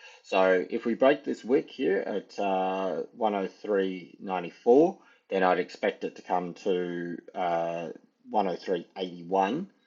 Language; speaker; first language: English; native; English